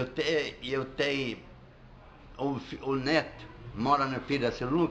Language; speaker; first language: Portuguese; non-native, fluent; Arabic